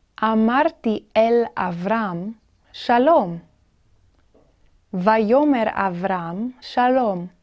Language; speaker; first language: Hebrew; non-native, fluent; English